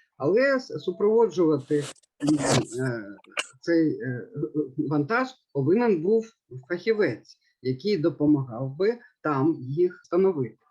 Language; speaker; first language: Ukrainian; native; Ukrainian